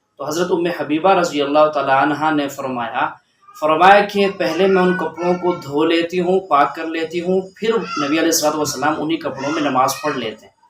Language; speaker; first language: Urdu; native; Urdu